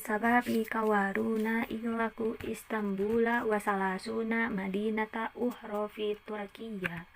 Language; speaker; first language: Arabic; non-native, learner; Indonesian